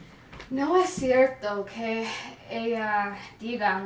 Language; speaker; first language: Spanish; non-native, learner; English